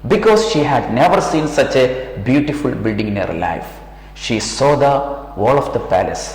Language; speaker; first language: English; non-native, local second language; Malayalam